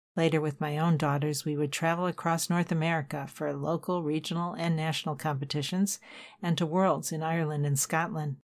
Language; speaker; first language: English; native; English